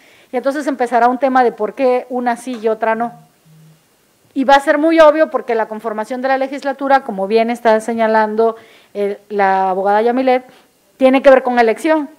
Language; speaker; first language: Spanish; native; Spanish